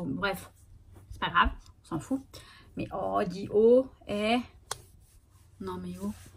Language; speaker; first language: French; native; French